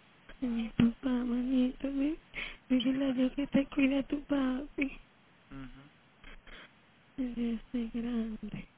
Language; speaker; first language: Spanish; native; Spanish